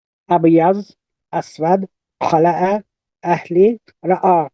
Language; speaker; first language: Arabic; non-native, learner; Urdu